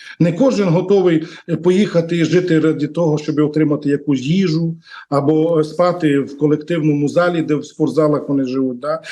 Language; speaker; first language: Ukrainian; non-native, local second language; Romany